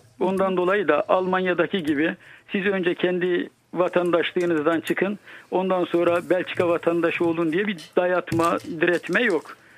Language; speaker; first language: Turkish; native; Turkish